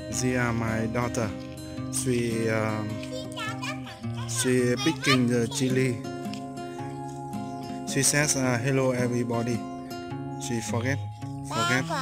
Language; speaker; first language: English; non-native, learner; Vietnamese